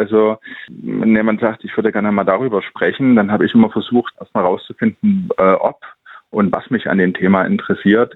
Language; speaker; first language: German; native; German